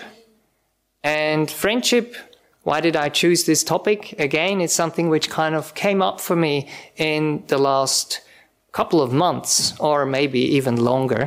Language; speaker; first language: English; non-native, fluent; German